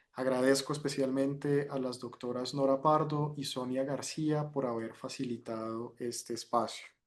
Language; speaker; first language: Spanish; native; Spanish